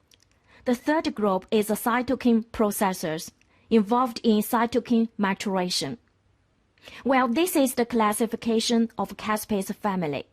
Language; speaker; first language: English; non-native, fluent; Chinese